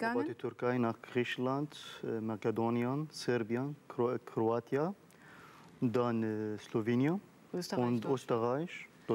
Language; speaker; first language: German; non-native, learner; Arabic